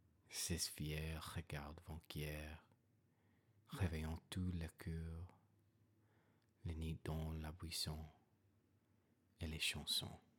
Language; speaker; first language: French; non-native, learner; English